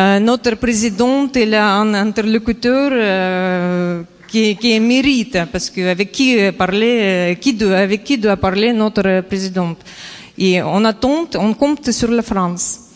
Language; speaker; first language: French; non-native, learner; Russian